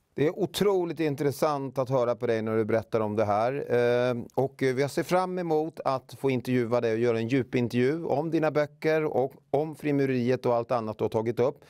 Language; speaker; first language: Swedish; native; Swedish